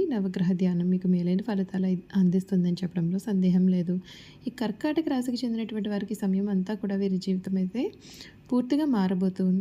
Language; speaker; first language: Telugu; native; Telugu